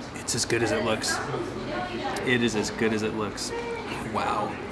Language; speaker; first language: English; native; English